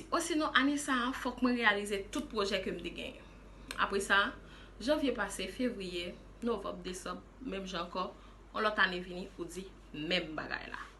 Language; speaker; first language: French; non-native, local second language; Haitian Creole